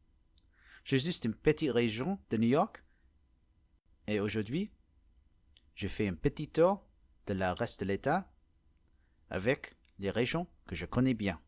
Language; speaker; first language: French; non-native, learner; English